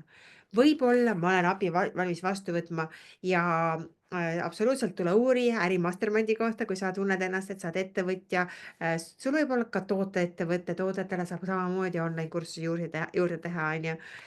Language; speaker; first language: Estonian; native; Estonian